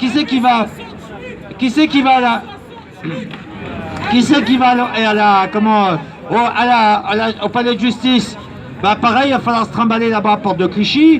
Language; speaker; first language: French; native; French